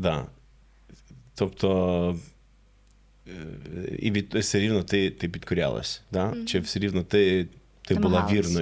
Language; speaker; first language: Ukrainian; non-native, fluent; English